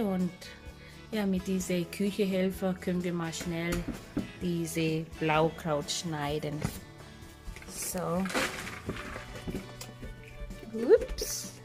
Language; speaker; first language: German; non-native, fluent; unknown